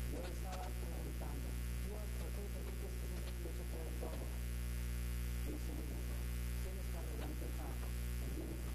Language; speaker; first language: Spanish; non-native, fluent; English